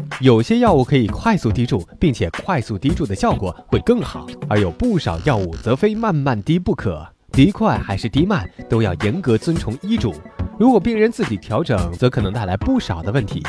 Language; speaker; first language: Chinese; native; Chinese